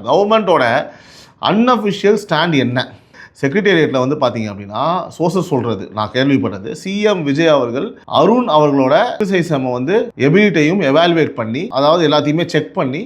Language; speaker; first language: Tamil; native; Tamil